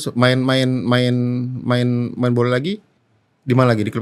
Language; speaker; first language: Indonesian; native; Indonesian